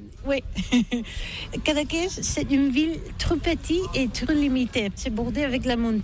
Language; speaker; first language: French; non-native, learner; Catalan